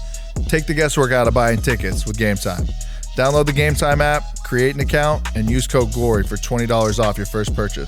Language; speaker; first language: English; native; English